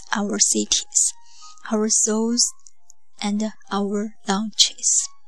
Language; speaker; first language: English; non-native, learner; Chinese